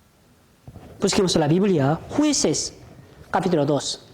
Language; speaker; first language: Spanish; non-native, fluent; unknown